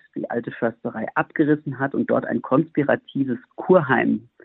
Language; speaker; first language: German; native; German